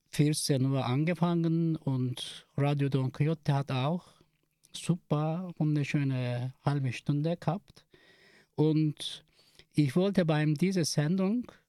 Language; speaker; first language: German; non-native, learner; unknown